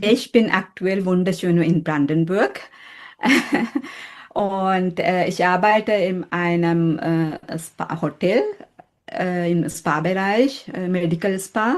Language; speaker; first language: German; non-native, fluent; Sinhala